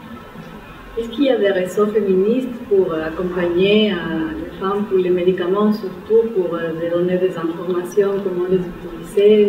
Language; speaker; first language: French; non-native, fluent; Spanish